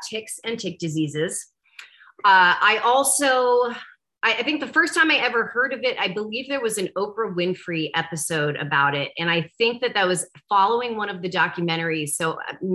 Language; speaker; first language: English; native; English